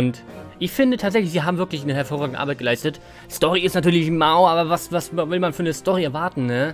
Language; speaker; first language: German; native; German